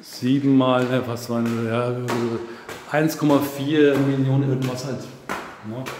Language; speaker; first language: German; early bilingual, other home language; Turkish